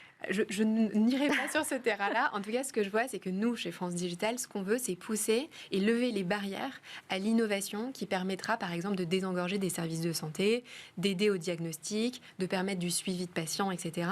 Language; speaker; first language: French; native; French